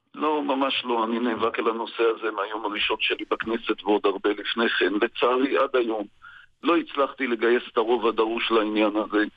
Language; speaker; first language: Hebrew; native; Hebrew